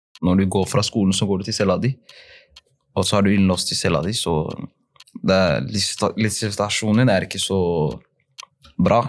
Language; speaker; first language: Norwegian; early bilingual, other home language; Somali